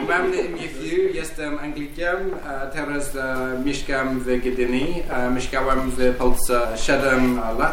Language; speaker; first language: Polish; non-native, learner; English